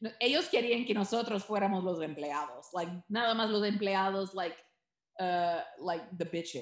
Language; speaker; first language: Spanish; early bilingual, heritage; Spanish